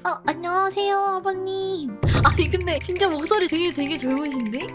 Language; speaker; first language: Korean; native; Korean